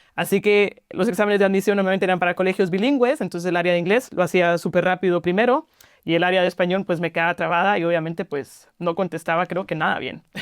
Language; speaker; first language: Spanish; native; Spanish